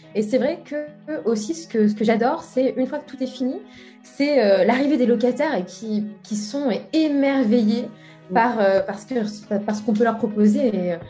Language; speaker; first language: French; native; French